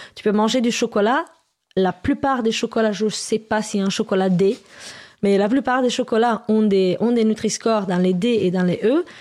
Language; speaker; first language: French; non-native, fluent; Romanian